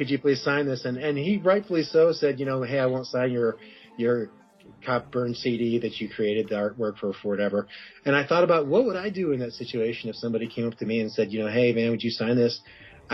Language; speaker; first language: English; native; English